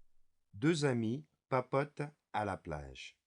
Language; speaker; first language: French; non-native, fluent; English